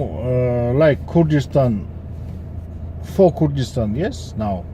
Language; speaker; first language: English; non-native, learner; Kazakh